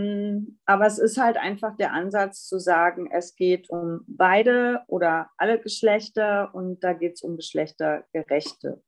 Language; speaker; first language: German; native; German